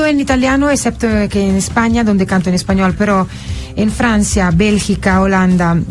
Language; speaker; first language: Spanish; non-native, fluent; Italian